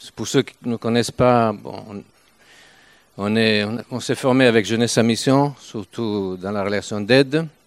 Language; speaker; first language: French; non-native, fluent; Italian